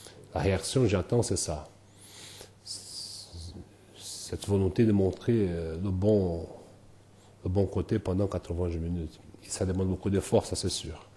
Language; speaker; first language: French; non-native, fluent; Portuguese